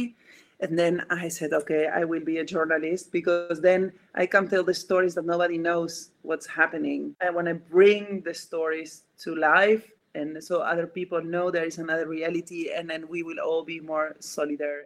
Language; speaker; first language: English; non-native, fluent; Spanish